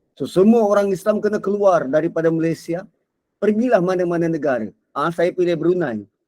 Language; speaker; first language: Malay; native; Malay